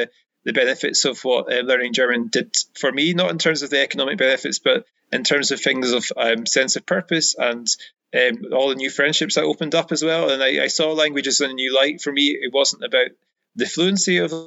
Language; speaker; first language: English; native; English